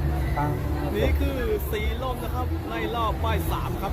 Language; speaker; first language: Thai; native; Thai